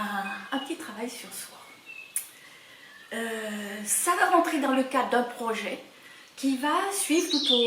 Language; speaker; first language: French; native; French